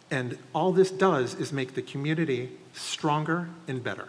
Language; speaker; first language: English; native; English